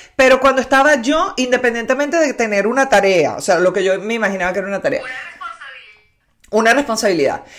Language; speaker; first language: Spanish; native; Spanish